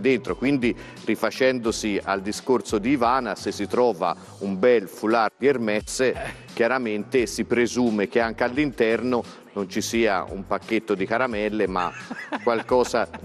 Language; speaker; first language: Italian; native; Italian